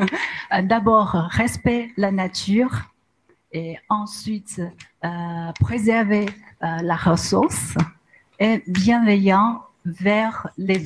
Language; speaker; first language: French; non-native, learner; Chinese